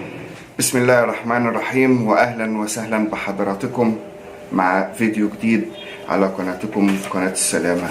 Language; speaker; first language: Arabic; native; Arabic